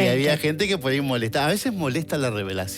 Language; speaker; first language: Spanish; native; Spanish